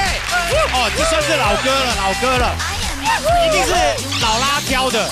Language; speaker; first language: Chinese; native; Chinese